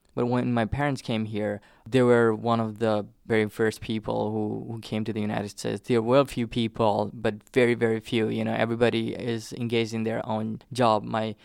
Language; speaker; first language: English; non-native, local second language; Nepali